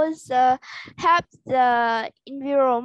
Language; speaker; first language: English; non-native, learner; Vietnamese